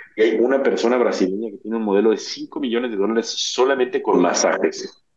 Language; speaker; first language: Spanish; native; Spanish